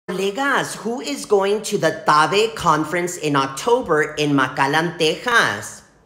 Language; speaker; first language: English; early bilingual, other home language; Spanish